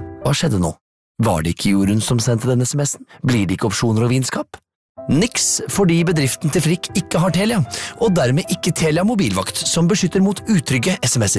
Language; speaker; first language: Norwegian; native; Norwegian